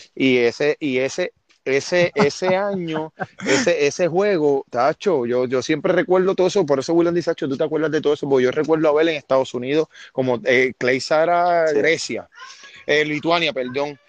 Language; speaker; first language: Spanish; native; Spanish